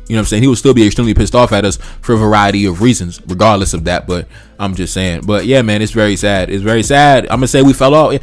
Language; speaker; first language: English; early bilingual, other home language; Haitian Creole